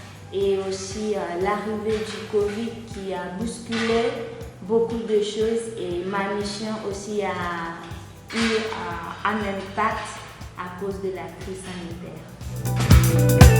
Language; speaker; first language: French; non-native, fluent; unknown